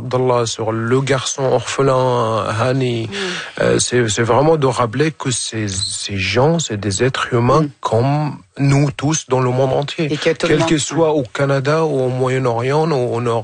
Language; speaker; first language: French; non-native, fluent; Arabic